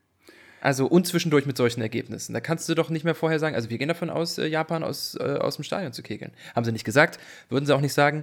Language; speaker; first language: German; native; German